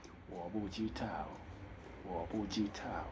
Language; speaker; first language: Chinese; non-native, learner; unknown